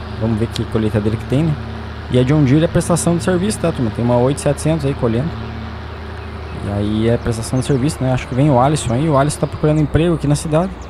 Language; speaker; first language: Portuguese; native; Portuguese